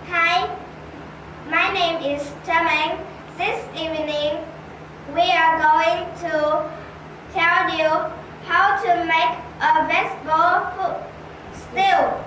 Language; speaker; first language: English; non-native, learner; Vietnamese